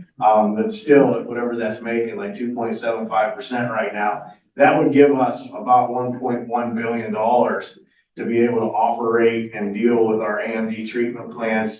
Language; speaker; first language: English; native; English